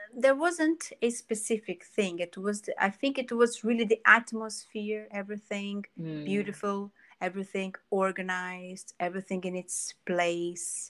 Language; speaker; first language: English; non-native, fluent; Portuguese